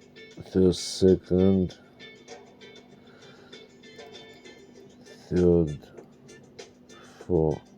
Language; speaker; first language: English; non-native, learner; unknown